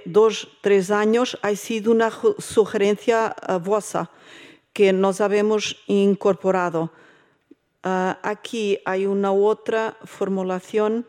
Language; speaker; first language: Spanish; non-native, fluent; Portuguese